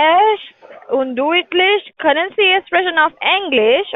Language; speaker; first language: German; non-native, learner; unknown